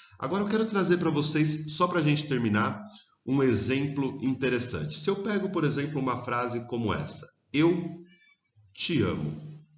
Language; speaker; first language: Portuguese; native; Portuguese